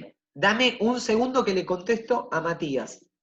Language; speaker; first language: Spanish; native; Spanish